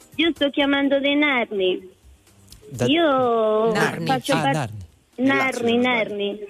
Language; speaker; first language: Italian; non-native, learner; Spanish